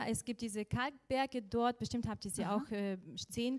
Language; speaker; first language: German; non-native, fluent; Russian